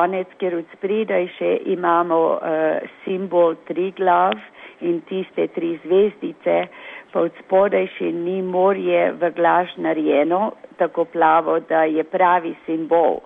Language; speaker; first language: Slovenian; early bilingual, heritage; Slovenian